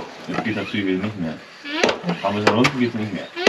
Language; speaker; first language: German; native; German